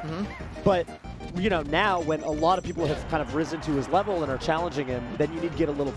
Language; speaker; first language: English; native; English